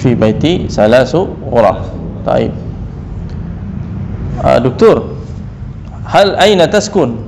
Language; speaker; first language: Arabic; non-native, fluent; Indonesian